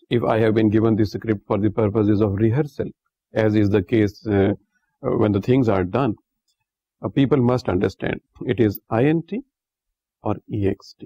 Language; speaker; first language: English; non-native, local second language; Urdu